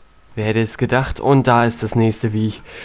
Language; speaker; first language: German; native; German